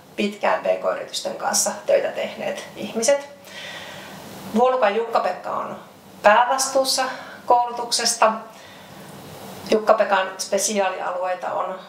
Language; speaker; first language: Finnish; native; Finnish